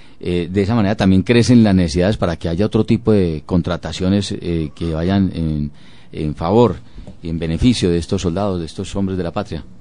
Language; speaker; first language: Spanish; native; Spanish